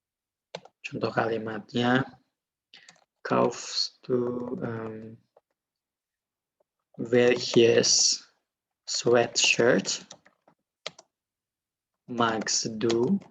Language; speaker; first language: German; non-native, fluent; Indonesian